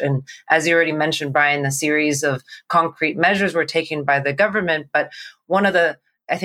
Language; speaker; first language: English; non-native, local second language; Cantonese